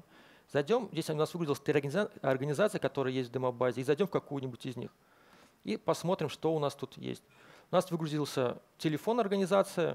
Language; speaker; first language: Russian; native; Russian